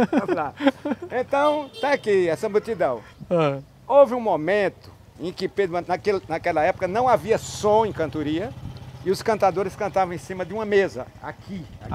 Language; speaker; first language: Portuguese; native; Portuguese